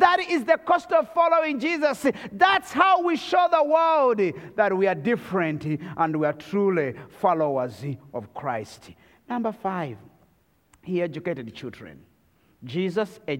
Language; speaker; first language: English; non-native, local second language; Kinyarwanda